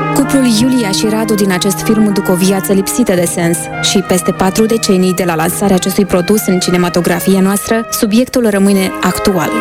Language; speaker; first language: Romanian; native; Romanian